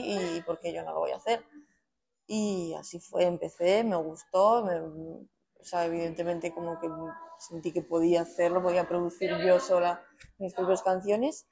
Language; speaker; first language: Spanish; native; Spanish